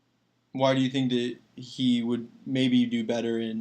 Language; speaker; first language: English; native; English